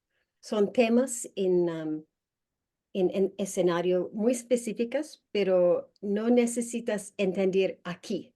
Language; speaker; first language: Spanish; non-native, learner; English